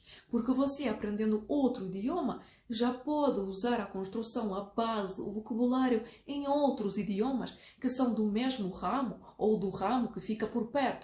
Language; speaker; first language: Portuguese; non-native, fluent; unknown